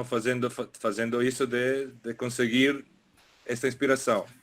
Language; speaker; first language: Portuguese; non-native, fluent; Italian